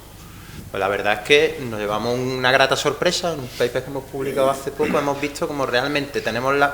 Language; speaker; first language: Spanish; native; Spanish